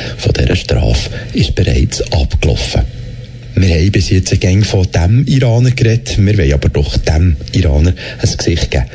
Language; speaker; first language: German; native; German